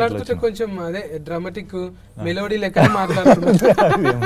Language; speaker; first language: Telugu; native; Telugu